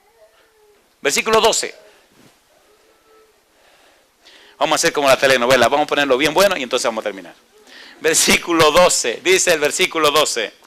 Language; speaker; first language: Spanish; native; Spanish